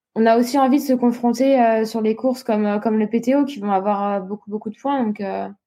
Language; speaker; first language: French; native; French